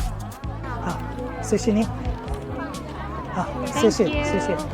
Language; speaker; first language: Chinese; non-native, learner; English